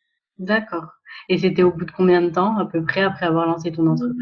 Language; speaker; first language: French; native; French